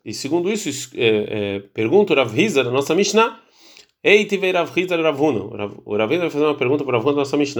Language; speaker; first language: Portuguese; early bilingual, heritage; Portuguese